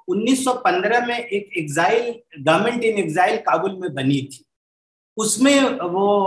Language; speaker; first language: Hindi; native; Hindi